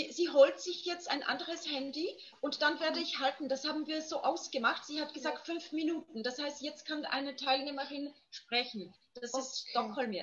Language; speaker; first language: German; non-native, fluent; Polish